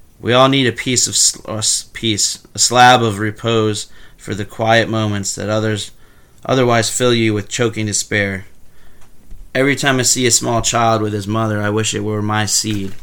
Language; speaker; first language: English; native; English